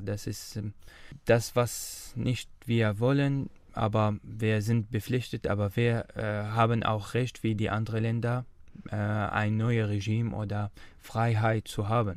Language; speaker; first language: German; non-native, learner; Arabic